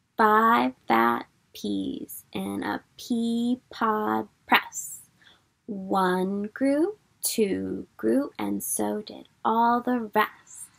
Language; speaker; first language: English; native; English